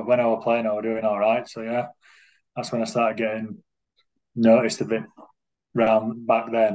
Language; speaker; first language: English; native; English